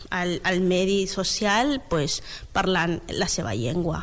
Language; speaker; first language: Catalan; non-native, learner; Spanish